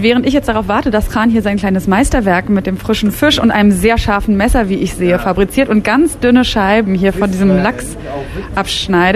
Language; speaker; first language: German; native; German